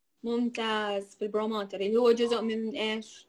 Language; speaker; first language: Arabic; native; Arabic